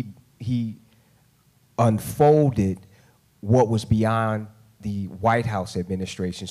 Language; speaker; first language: English; native; English